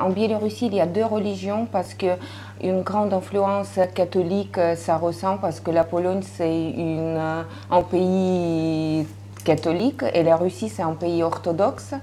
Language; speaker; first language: French; non-native, fluent; Russian